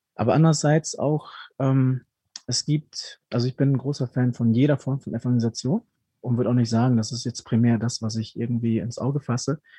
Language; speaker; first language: German; early bilingual, other home language; Spanish